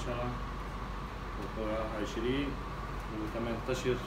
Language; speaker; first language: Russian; non-native, learner; Arabic